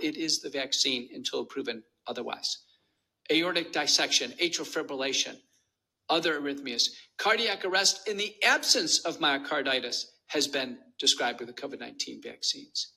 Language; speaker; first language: English; native; English